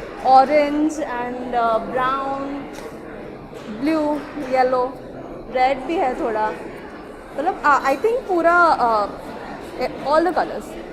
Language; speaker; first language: Hindi; native; Hindi